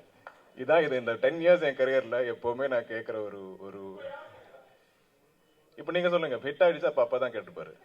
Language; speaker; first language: Tamil; non-native, local second language; Malayalam